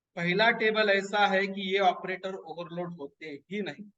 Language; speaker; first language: Hindi; non-native, local second language; Marathi